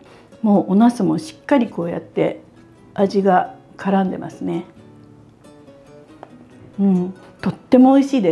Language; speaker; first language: Japanese; native; Japanese